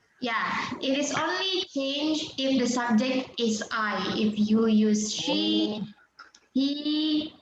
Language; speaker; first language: English; non-native, fluent; Indonesian